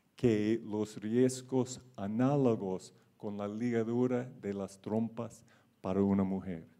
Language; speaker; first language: Spanish; non-native, fluent; English